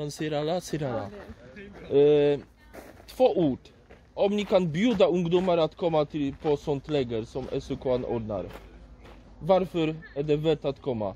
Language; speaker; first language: Swedish; non-native, fluent; Polish